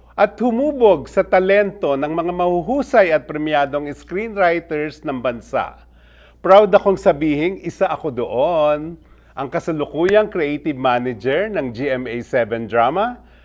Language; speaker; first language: Filipino; native; Filipino